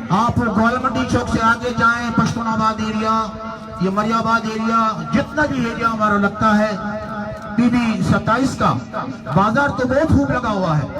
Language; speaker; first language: Urdu; non-native, local second language; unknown